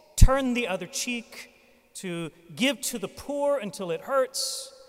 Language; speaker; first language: English; native; English